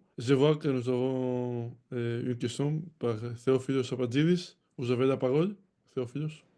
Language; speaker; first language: French; non-native, fluent; Greek